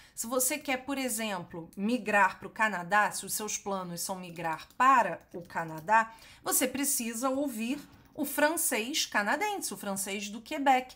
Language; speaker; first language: Portuguese; native; Portuguese